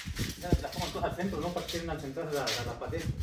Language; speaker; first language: Spanish; native; Spanish